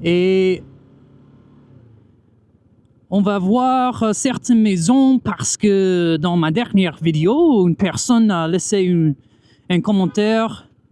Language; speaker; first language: French; non-native, fluent; English